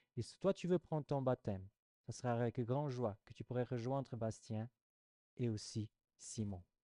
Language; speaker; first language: French; non-native, fluent; Portuguese